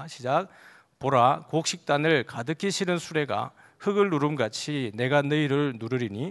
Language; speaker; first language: Korean; native; Korean